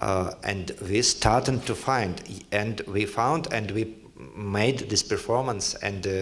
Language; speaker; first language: English; non-native, learner; Russian